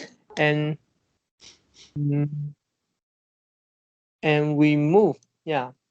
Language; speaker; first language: English; non-native, learner; Chinese